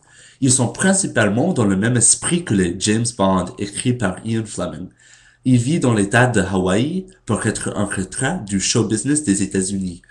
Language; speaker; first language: French; non-native, learner; English